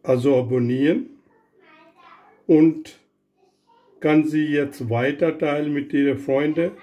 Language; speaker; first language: German; non-native, learner; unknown